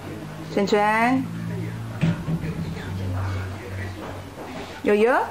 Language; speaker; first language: Chinese; native; Chinese